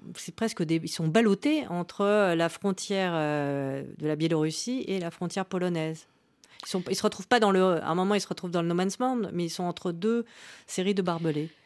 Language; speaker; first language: French; native; French